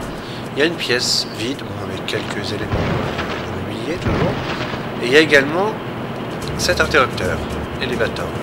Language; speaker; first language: French; native; French